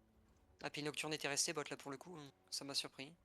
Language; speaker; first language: French; native; French